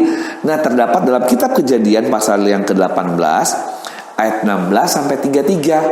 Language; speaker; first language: Indonesian; native; Indonesian